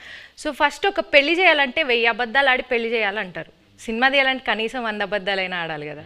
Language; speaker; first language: Telugu; native; Telugu